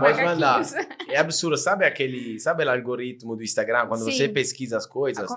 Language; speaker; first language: Portuguese; non-native, fluent; Italian